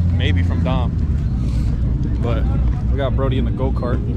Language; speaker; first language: English; native; English